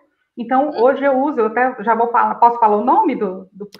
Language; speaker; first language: Portuguese; native; Portuguese